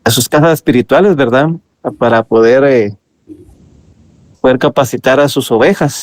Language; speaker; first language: Spanish; native; Spanish